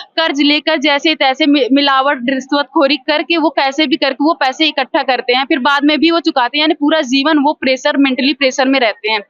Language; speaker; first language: Hindi; native; Hindi